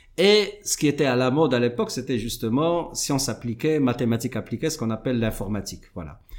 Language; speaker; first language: French; non-native, local second language; Arabic